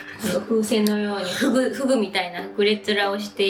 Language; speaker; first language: Japanese; native; Japanese